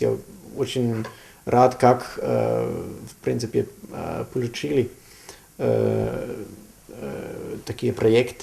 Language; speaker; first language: Russian; non-native, learner; German